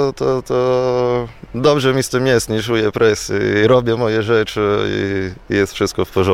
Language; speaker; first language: Polish; non-native, fluent; Italian